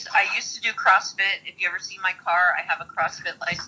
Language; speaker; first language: English; native; English